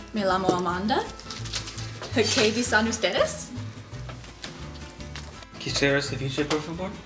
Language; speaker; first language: Spanish; non-native, learner; English